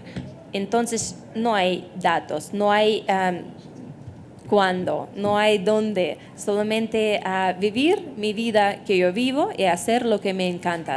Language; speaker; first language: Spanish; non-native, fluent; Russian